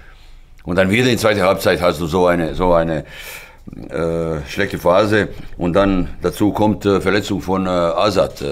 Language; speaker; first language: German; non-native, fluent; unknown